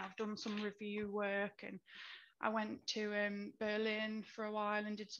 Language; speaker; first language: English; native; English